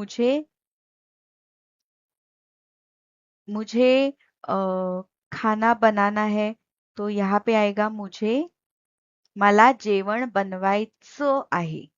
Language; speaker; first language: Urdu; non-native, local second language; Marathi